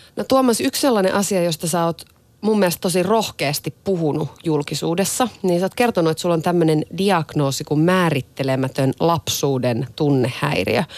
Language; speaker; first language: Finnish; native; Finnish